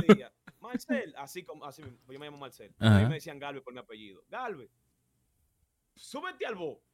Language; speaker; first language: Spanish; native; Spanish